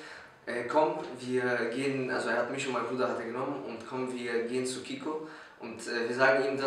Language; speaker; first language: German; early bilingual, other home language; Polish